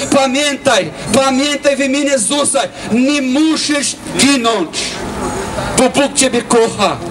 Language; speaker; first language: Polish; non-native, learner; Portuguese